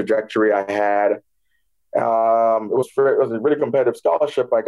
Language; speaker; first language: English; native; English